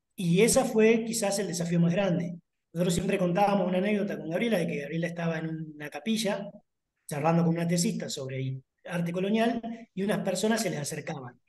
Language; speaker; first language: Spanish; native; Spanish